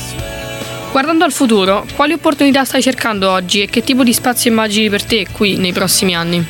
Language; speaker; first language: Italian; native; Italian